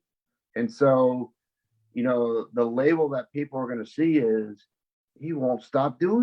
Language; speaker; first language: English; native; English